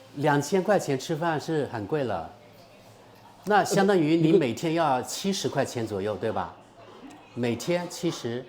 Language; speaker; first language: Chinese; native; Chinese